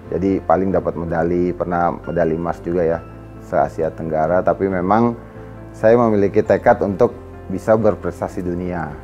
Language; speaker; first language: Indonesian; native; Indonesian